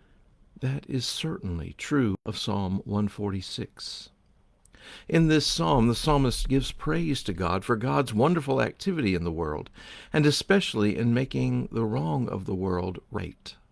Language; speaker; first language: English; native; English